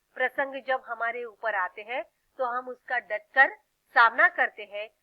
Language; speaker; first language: Hindi; non-native, local second language; Marathi